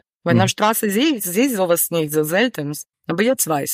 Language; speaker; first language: German; non-native, learner; Ukrainian